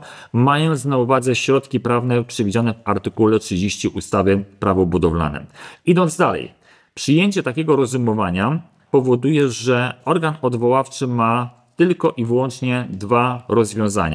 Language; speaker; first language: Polish; native; Polish